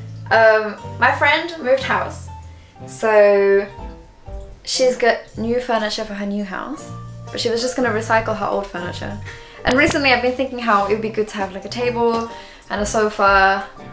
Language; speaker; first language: English; native; English